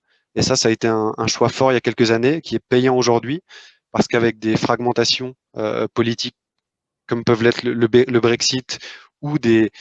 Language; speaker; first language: French; native; French